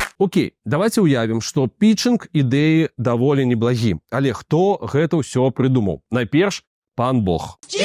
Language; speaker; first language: Belarusian; non-native, local second language; Russian